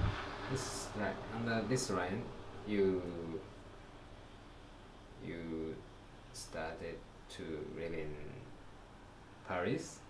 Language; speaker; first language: English; non-native, learner; Japanese